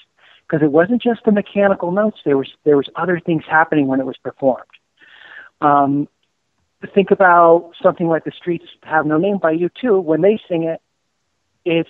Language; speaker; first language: English; native; English